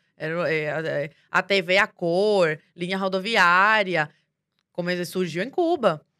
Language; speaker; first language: Portuguese; early bilingual, other home language; Spanish